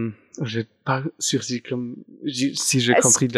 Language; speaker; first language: French; non-native, fluent; German